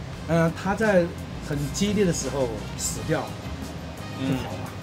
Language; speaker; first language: Chinese; native; Chinese